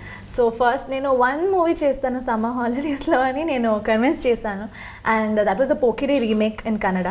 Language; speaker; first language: Telugu; non-native, local second language; Kannada